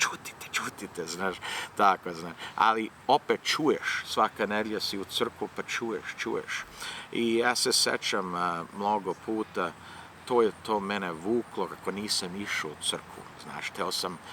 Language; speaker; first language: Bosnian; early bilingual, heritage; Serbian